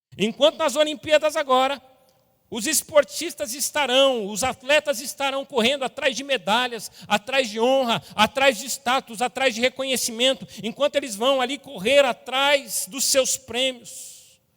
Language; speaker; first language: Portuguese; native; Portuguese